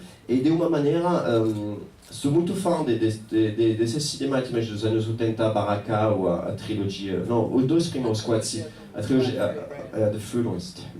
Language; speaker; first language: Portuguese; non-native, fluent; French